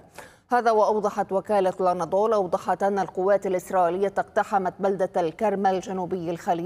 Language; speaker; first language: Arabic; native; Arabic